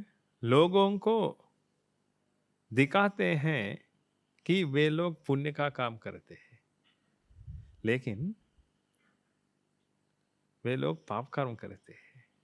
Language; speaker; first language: Hindi; non-native, fluent; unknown